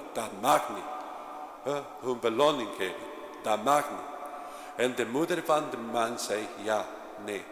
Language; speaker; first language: Dutch; non-native, fluent; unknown